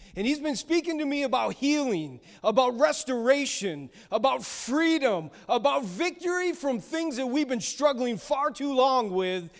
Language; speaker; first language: English; native; English